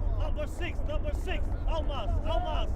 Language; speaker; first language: English; non-native, learner; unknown